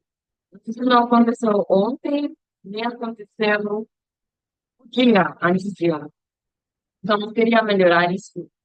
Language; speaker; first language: Portuguese; non-native, learner; Spanish